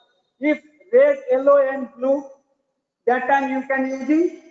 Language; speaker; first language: English; non-native, learner; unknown